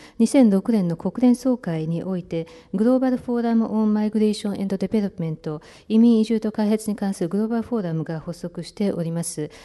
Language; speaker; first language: Japanese; native; Japanese